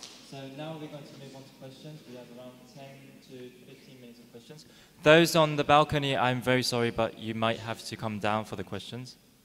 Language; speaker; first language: English; non-native, fluent; French